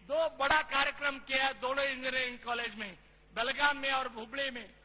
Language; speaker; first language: Hindi; non-native, local second language; Kannada